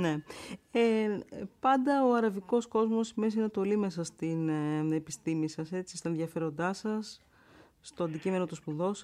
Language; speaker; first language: Greek; native; Greek